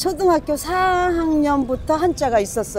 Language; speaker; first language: Korean; native; Korean